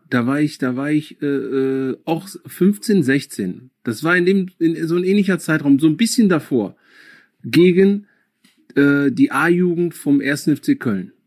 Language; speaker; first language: German; early bilingual, other home language; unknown